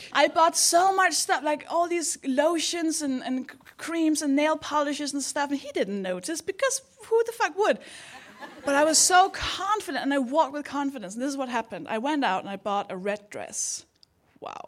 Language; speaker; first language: English; non-native, fluent; Danish